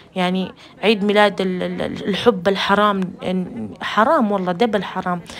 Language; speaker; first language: Arabic; non-native, fluent; Urdu